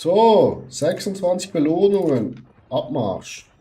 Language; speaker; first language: German; native; German